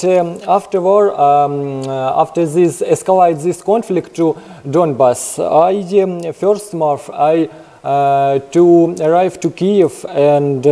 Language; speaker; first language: English; non-native, learner; Ukrainian